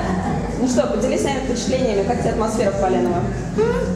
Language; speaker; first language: Russian; native; Russian